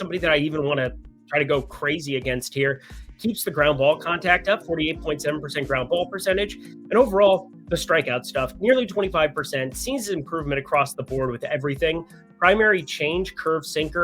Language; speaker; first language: English; native; English